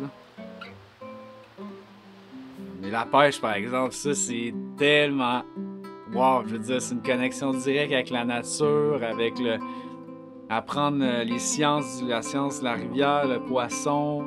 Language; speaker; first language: French; native; French